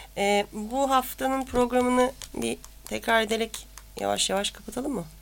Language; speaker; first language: Turkish; native; Turkish